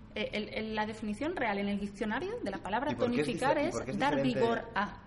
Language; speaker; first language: Spanish; native; Spanish